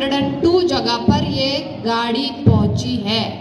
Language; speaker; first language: Hindi; non-native, local second language; Marathi